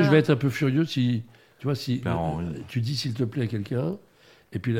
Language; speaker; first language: French; native; French